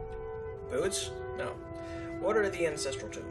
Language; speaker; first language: English; native; English